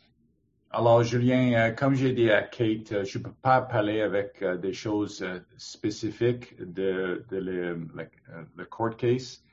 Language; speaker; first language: French; non-native, learner; English